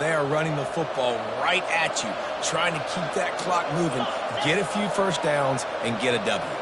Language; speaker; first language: English; native; English